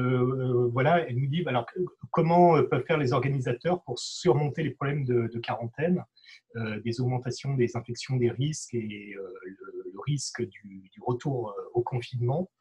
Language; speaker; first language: French; native; French